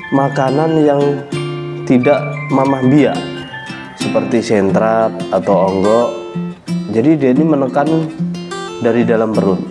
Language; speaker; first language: Indonesian; non-native, local second language; Javanese